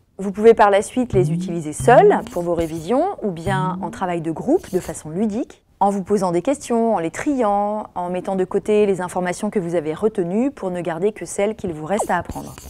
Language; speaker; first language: French; native; French